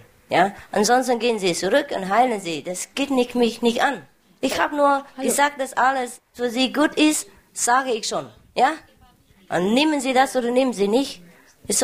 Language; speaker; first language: German; non-native, learner; Vietnamese